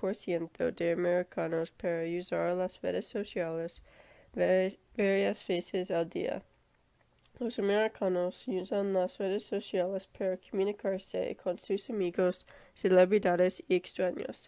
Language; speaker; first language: Spanish; non-native, learner; English